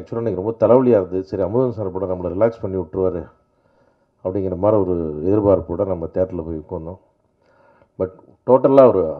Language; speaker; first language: Tamil; native; Tamil